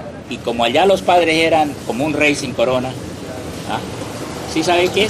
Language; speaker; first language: Spanish; native; Spanish